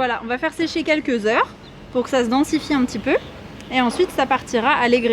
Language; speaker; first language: French; native; French